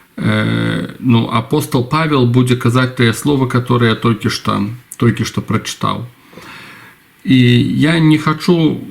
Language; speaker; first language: Belarusian; non-native, local second language; Russian